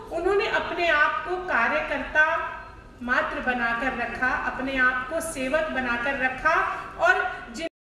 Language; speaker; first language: Hindi; native; Hindi